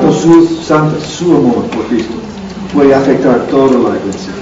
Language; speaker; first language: Spanish; non-native, learner; English